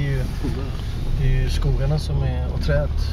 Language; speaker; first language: Swedish; native; Swedish